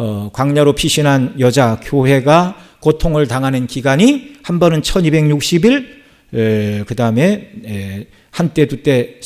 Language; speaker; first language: Korean; native; Korean